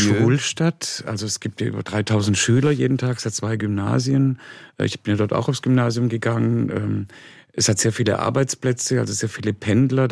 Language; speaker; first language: German; native; German